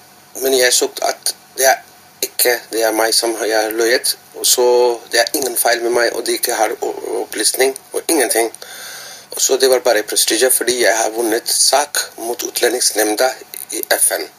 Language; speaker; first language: Norwegian; non-native, learner; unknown